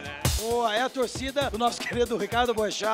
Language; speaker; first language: Portuguese; native; Portuguese